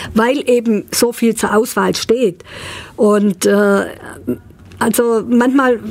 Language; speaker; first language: German; native; German